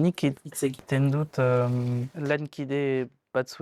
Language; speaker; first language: Basque; non-native, learner; French